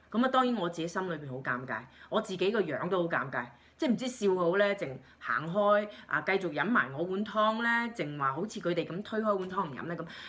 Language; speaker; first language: Cantonese; native; Cantonese